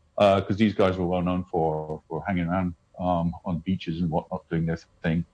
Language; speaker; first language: English; native; English